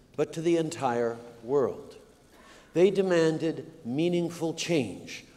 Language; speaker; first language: English; native; English